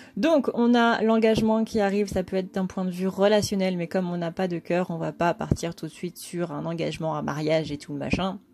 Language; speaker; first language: French; early bilingual, other home language; Vietnamese